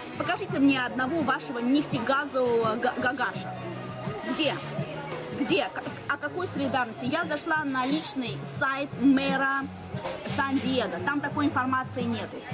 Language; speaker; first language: Russian; native; Russian